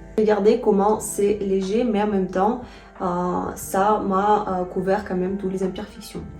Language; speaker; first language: French; non-native, fluent; Russian